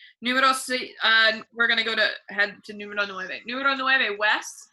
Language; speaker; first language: Spanish; non-native, fluent; English